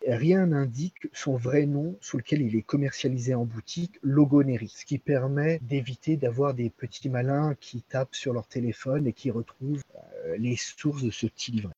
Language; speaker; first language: French; native; French